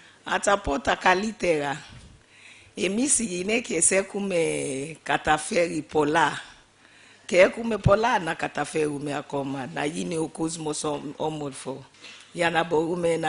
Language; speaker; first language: Greek; non-native, fluent; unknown